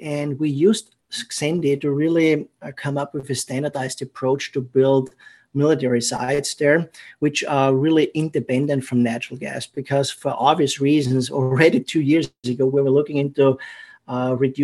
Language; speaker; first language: English; non-native, fluent; German